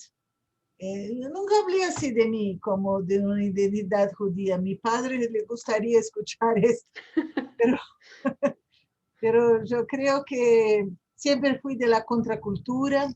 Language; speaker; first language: Spanish; non-native, fluent; Portuguese